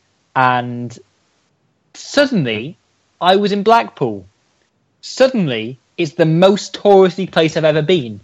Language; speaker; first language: English; native; English